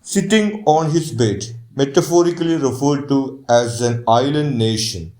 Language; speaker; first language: English; non-native, local second language; Malayalam